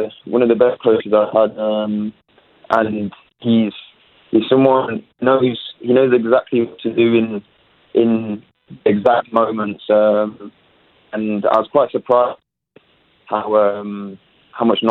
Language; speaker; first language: English; native; English